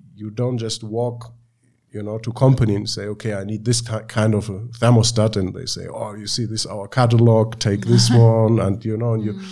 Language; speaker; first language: English; non-native, fluent; German